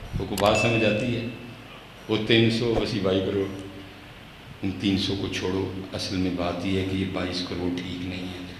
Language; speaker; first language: Urdu; non-native, local second language; Punjabi